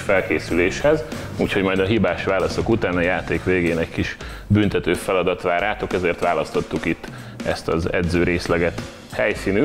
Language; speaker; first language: Hungarian; native; Hungarian